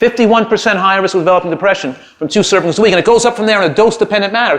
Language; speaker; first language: English; native; English